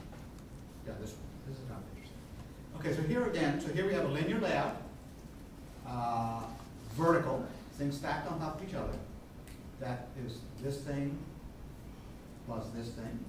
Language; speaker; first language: English; non-native, fluent; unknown